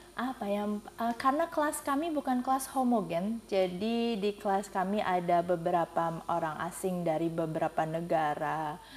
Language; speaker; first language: Indonesian; native; Indonesian